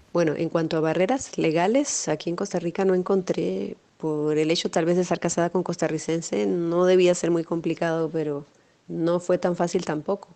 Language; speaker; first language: Spanish; native; Spanish